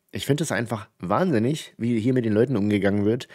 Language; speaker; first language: German; native; German